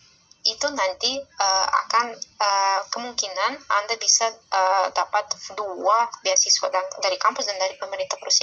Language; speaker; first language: Indonesian; non-native, fluent; Russian